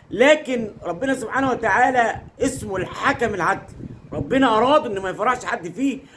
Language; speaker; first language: Arabic; native; Arabic